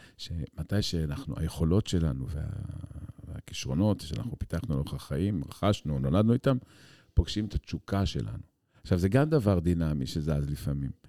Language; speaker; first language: Hebrew; native; Hebrew